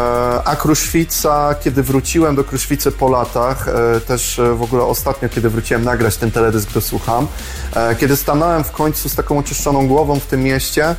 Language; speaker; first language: Polish; native; Polish